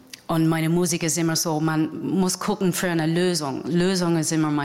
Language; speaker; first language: German; non-native, fluent; English